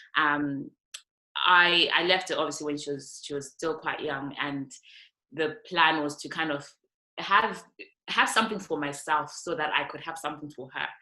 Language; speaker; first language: English; non-native, local second language; North Ndebele